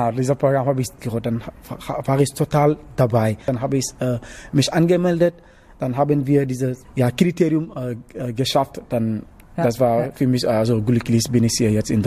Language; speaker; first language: German; non-native, learner; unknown